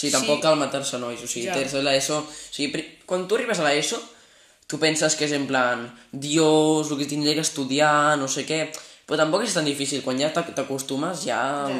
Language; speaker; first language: Catalan; non-native, local second language; Spanish